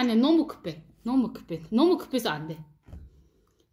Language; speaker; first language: Korean; non-native, fluent; Uzbek